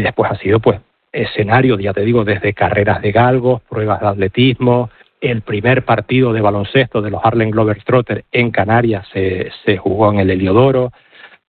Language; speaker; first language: Spanish; native; Spanish